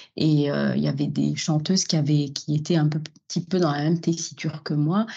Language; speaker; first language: French; non-native, local second language; Arabic